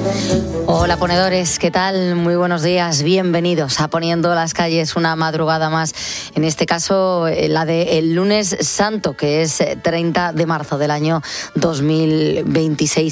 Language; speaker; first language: Spanish; native; Spanish